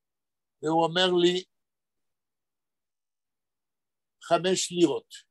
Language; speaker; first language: Hebrew; non-native, fluent; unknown